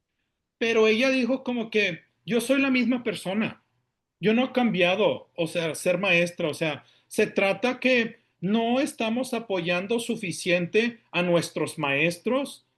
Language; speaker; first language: Spanish; early bilingual, heritage; Spanish